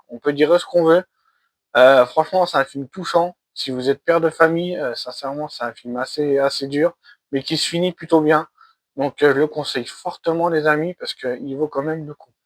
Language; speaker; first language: French; native; French